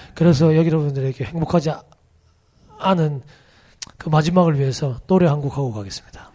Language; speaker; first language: Korean; native; Korean